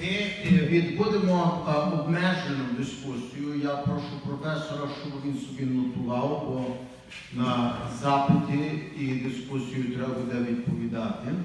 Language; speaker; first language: Ukrainian; native; Ukrainian